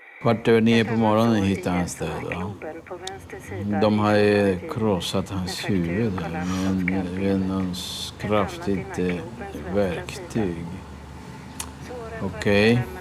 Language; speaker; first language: Swedish; early bilingual, heritage; Swedish